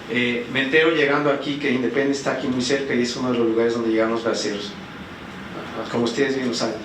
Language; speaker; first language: Spanish; native; Spanish